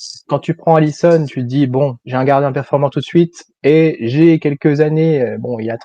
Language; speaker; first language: French; native; French